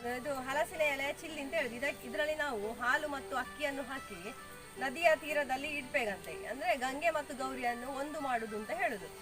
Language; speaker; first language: Kannada; native; Kannada